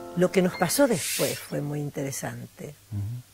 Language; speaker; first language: Spanish; native; Spanish